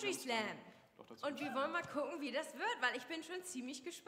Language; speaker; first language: German; native; German